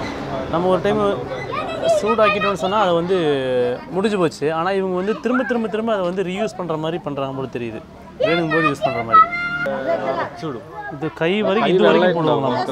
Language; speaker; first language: Tamil; native; Tamil